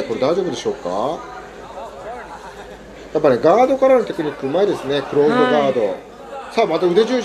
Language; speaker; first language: Japanese; native; Japanese